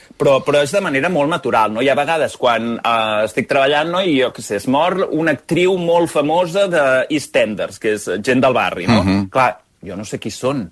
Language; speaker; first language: Catalan; native; Catalan